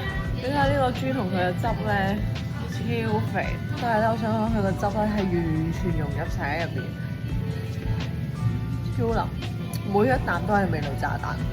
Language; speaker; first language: Cantonese; native; Cantonese